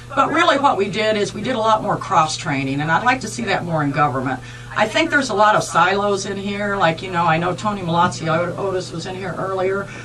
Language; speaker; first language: English; native; English